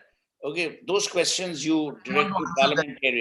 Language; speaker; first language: English; non-native, local second language; Hindi